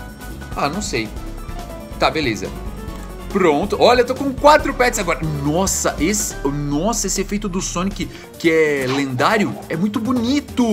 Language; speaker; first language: Portuguese; native; Portuguese